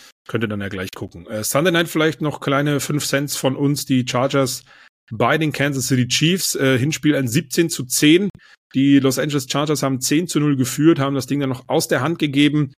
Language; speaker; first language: German; native; German